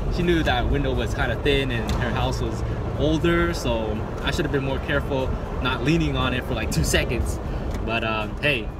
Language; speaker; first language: English; native; English